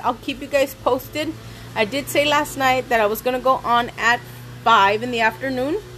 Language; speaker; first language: English; early bilingual, other home language; Spanish